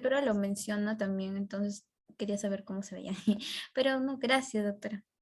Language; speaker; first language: Spanish; native; Spanish